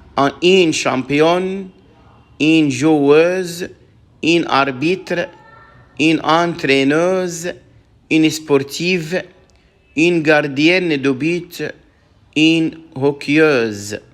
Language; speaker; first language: French; non-native, fluent; Arabic